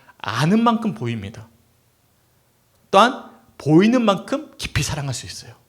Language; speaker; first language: Korean; native; Korean